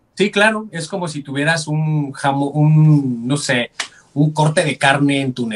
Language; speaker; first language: Spanish; native; Spanish